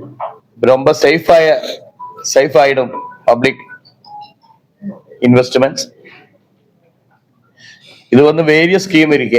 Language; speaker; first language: Tamil; non-native, local second language; Malayalam